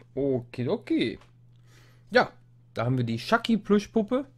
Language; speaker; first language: German; non-native, fluent; English